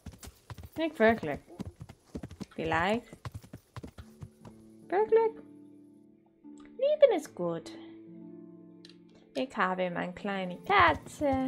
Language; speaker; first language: German; non-native, learner; Dutch